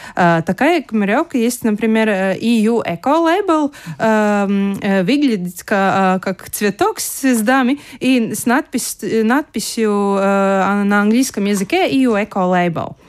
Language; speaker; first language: Russian; non-native, local second language; Latvian